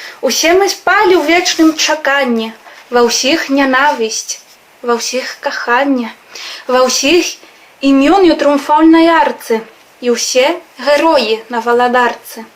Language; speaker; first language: Belarusian; non-native, fluent; Spanish